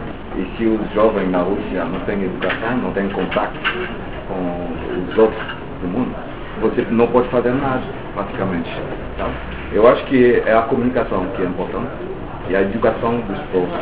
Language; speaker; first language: Portuguese; non-native, local second language; French